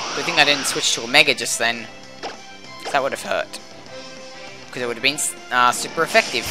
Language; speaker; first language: English; native; English